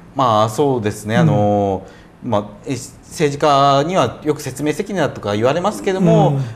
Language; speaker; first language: Japanese; native; Japanese